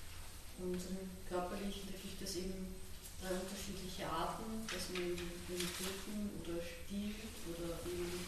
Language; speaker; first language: German; native; German